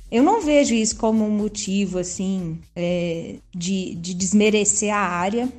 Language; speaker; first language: Portuguese; native; Portuguese